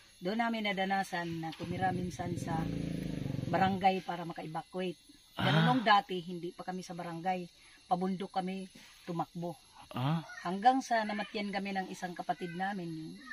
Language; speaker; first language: Filipino; non-native, local second language; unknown